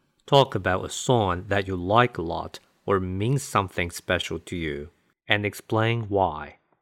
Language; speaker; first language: English; non-native, fluent; Chinese